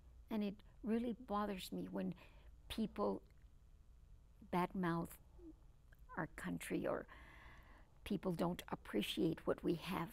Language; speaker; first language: English; early bilingual, other home language; Spanish